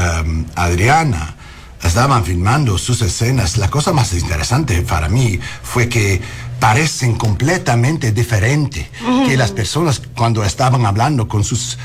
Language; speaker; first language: Spanish; non-native, learner; English